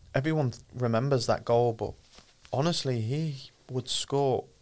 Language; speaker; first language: English; native; English